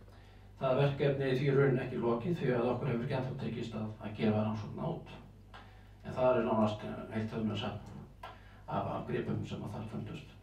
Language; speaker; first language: Icelandic; native; Icelandic